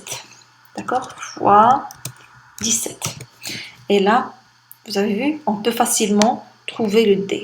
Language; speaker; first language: French; non-native, local second language; Arabic